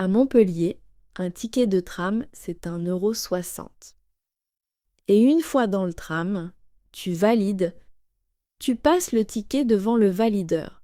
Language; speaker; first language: French; native; French